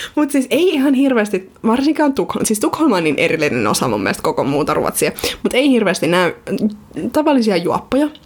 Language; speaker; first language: Finnish; native; Finnish